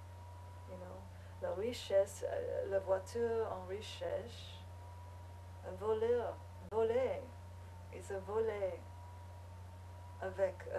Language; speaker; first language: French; non-native, learner; English